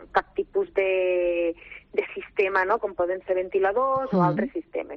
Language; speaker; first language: Catalan; native; Catalan